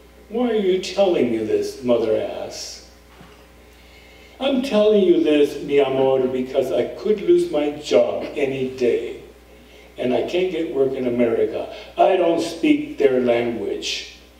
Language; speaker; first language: English; early bilingual, other home language; Spanish